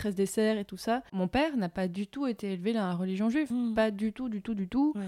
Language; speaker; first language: French; native; French